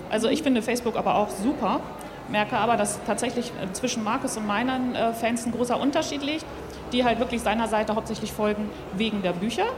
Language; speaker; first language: German; native; German